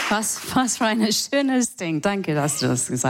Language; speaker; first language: German; non-native, learner; English